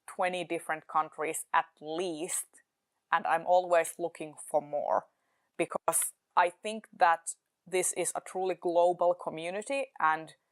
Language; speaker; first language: English; non-native, fluent; Finnish